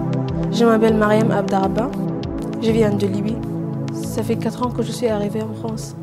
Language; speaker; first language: French; non-native, learner; Arabic